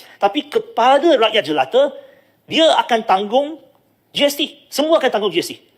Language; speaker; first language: Malay; non-native, local second language; Chinese